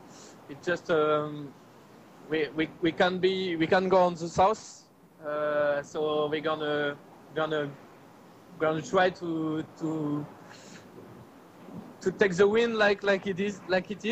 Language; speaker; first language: English; non-native, learner; French